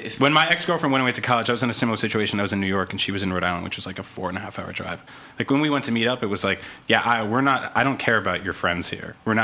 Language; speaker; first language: English; native; English